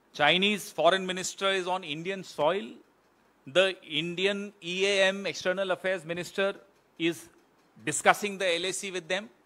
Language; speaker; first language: Hindi; native; Hindi